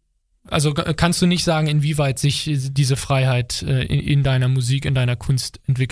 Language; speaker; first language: German; native; German